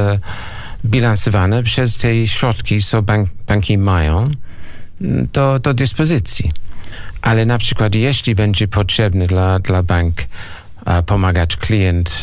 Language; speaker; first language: Polish; non-native, learner; English